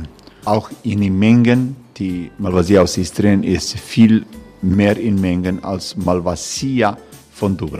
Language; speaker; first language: German; non-native, learner; Croatian